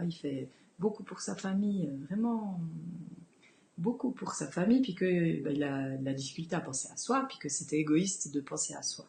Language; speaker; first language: French; native; French